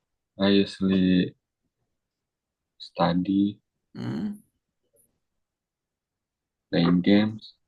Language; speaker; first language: English; non-native, learner; Indonesian